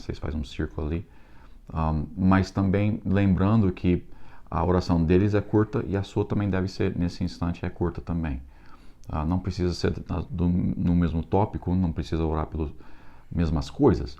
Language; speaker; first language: Portuguese; non-native, fluent; English